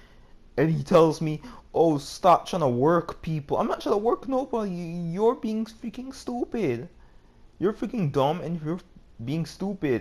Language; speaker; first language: English; native; English